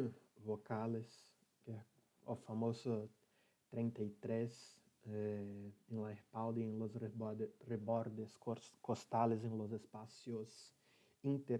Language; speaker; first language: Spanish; non-native, learner; Portuguese